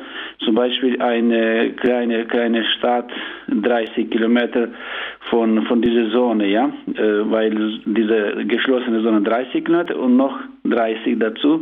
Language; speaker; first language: German; non-native, learner; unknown